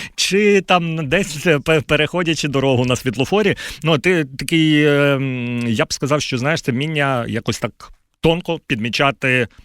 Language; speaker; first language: Ukrainian; native; Ukrainian